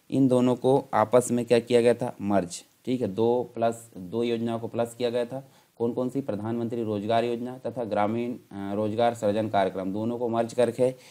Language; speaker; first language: Hindi; native; Hindi